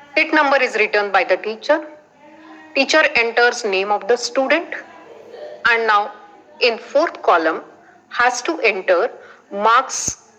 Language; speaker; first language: English; non-native, local second language; Marathi